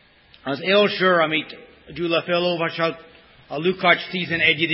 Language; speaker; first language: Hungarian; non-native, fluent; English